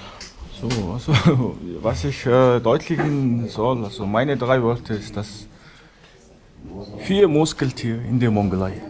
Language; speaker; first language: German; non-native, fluent; Mongolian